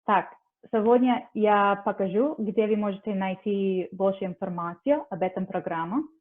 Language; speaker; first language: Russian; non-native, learner; English